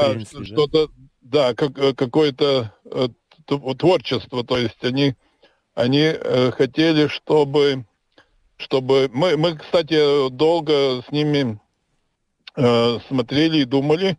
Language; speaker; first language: Russian; non-native, local second language; Latvian